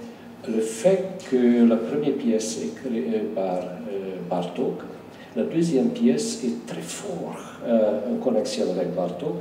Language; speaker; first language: French; non-native, fluent; Hungarian